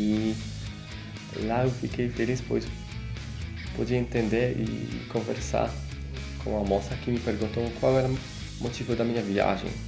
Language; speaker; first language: Portuguese; non-native, fluent; Polish